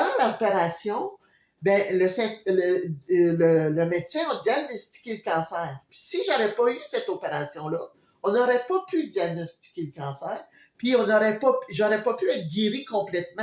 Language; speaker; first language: French; native; French